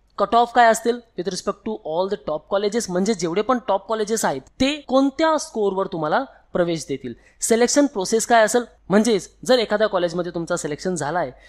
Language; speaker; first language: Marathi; non-native, local second language; Hindi